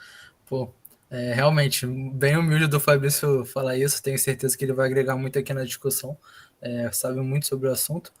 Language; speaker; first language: Portuguese; native; Portuguese